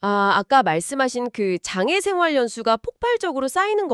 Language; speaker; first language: Korean; native; Korean